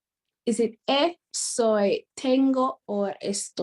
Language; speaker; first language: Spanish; non-native, fluent; English